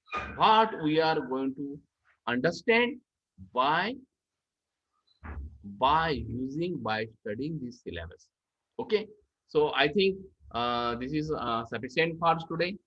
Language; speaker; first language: English; non-native, local second language; Marathi